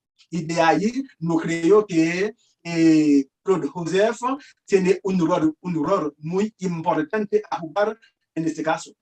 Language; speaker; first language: Spanish; non-native, learner; Haitian Creole